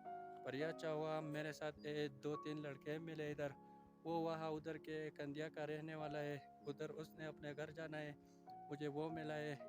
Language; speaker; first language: Hindi; non-native, local second language; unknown